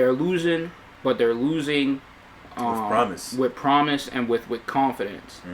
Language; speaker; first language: English; native; English